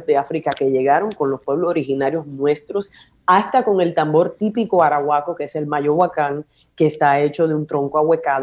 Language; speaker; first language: Spanish; native; Spanish